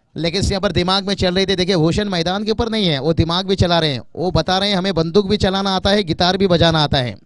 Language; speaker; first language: Hindi; non-native, local second language; Marathi